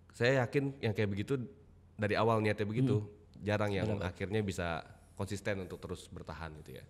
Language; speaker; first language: Indonesian; native; Indonesian